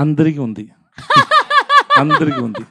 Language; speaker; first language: Telugu; non-native, learner; Tamil